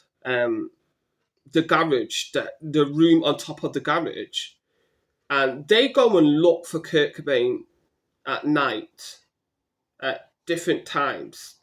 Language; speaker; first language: English; native; English